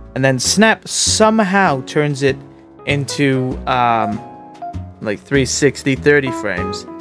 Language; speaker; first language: English; native; English